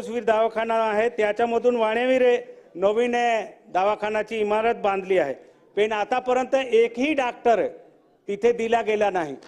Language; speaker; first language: Marathi; non-native, local second language; Bhili